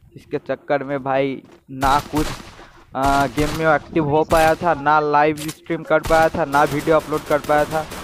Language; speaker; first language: Hindi; non-native, local second language; Bangla